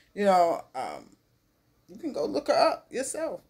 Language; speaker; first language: English; native; English